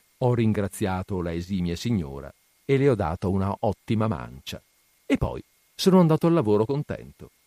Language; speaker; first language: Italian; native; Italian